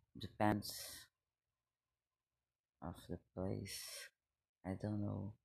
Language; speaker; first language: English; non-native, learner; Spanish